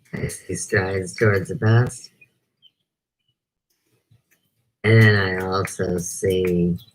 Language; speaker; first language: English; native; English